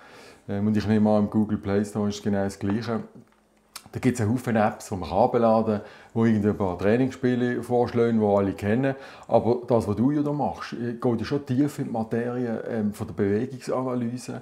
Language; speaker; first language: German; native; German